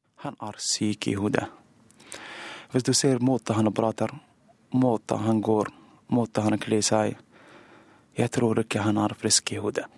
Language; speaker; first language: Norwegian; non-native, learner; Arabic